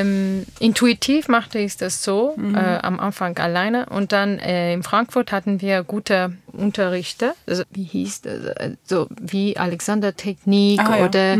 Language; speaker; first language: German; non-native, learner; Armenian